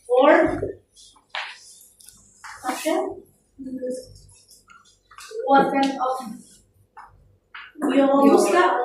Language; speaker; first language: English; non-native, learner; Indonesian